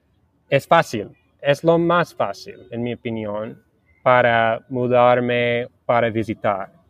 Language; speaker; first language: Spanish; non-native, learner; English